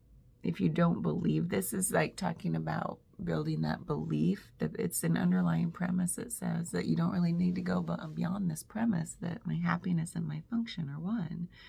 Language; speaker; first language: English; native; English